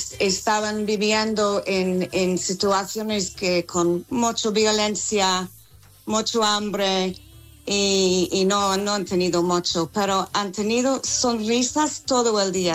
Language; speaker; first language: Spanish; non-native, learner; English